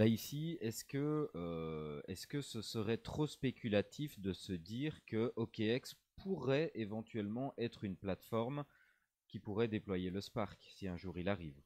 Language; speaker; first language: French; native; French